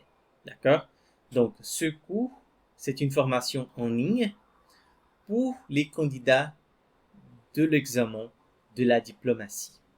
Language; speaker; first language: French; non-native, fluent; Portuguese